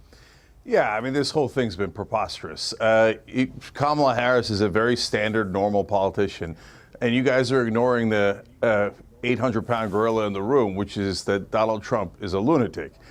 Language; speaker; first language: English; native; English